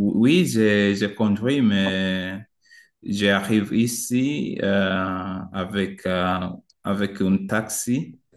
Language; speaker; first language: French; non-native, learner; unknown